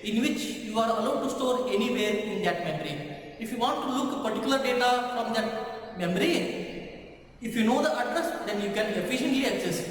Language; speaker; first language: English; non-native, local second language; Kannada